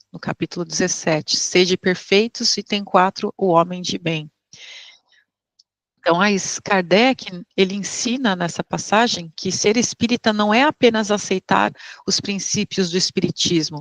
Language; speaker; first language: Portuguese; native; Portuguese